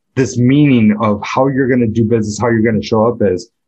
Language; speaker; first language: English; native; English